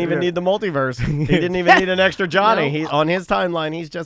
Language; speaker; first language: English; native; English